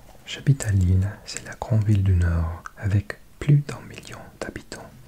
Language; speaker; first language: French; non-native, learner; English